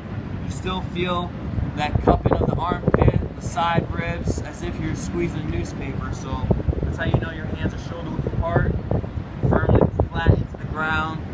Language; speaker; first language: English; native; English